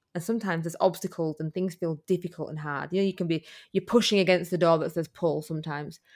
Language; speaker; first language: English; native; English